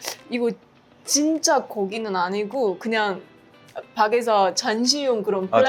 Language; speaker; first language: Korean; non-native, fluent; Chinese